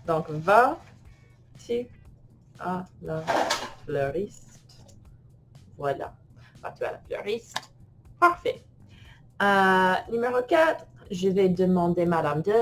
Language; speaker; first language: French; non-native, fluent; English